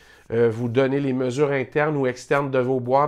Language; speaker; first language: French; native; French